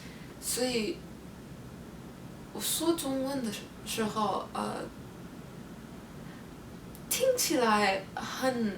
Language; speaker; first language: Chinese; non-native, learner; English